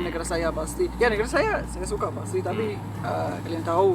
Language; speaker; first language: Indonesian; non-native, fluent; Arabic